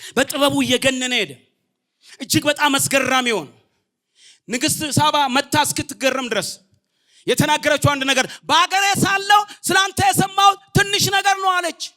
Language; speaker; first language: Amharic; non-native, local second language; Oromo